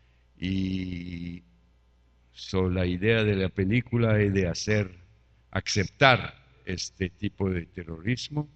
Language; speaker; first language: Spanish; non-native, fluent; French